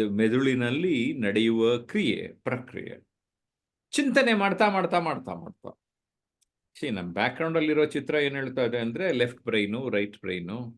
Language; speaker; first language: Kannada; native; Kannada